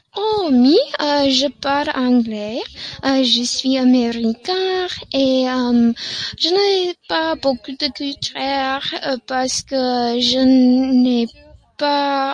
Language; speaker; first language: French; non-native, learner; English